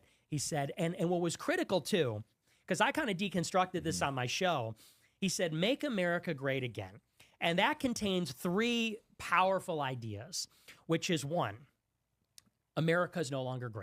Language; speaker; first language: English; native; English